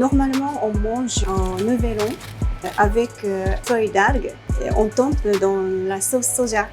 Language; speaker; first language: French; non-native, learner; Japanese